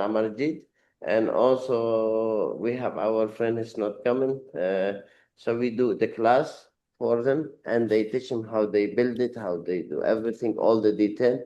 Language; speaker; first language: English; non-native, learner; Arabic